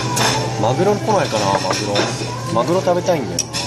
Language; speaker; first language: Japanese; non-native, fluent; Korean